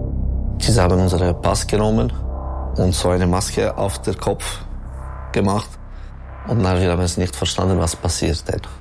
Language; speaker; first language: German; non-native, local second language; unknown